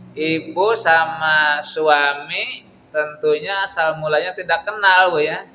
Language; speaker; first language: Indonesian; non-native, local second language; Sundanese